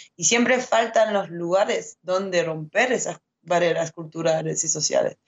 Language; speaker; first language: Spanish; non-native, fluent; French